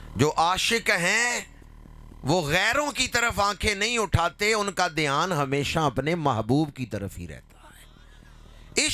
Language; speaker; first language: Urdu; non-native, local second language; Punjabi